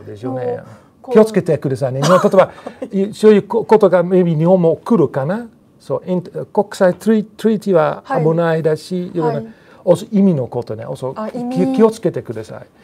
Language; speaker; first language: Japanese; non-native, learner; Dutch